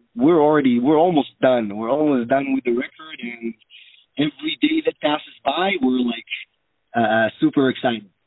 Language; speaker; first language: English; non-native, fluent; Hebrew